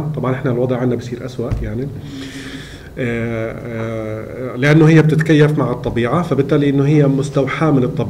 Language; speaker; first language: Arabic; native; Arabic